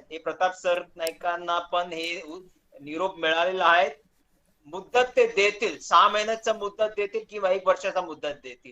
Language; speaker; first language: Marathi; non-native, local second language; Hindi